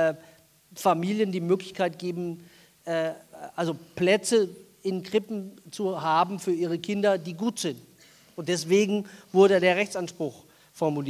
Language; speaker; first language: German; native; German